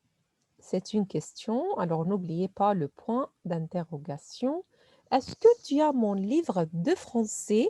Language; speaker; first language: French; non-native, fluent; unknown